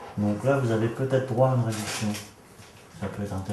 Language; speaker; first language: French; native; French